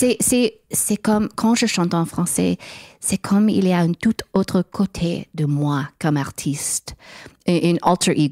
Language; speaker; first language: French; non-native, learner; English